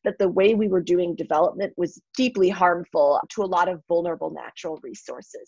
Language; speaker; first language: English; native; English